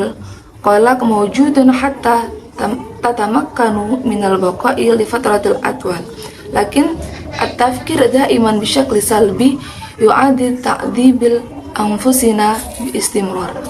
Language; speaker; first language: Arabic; non-native, learner; Indonesian